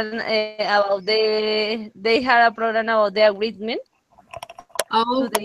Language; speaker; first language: English; non-native, learner; Spanish